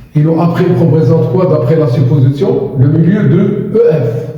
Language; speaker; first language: French; non-native, local second language; Arabic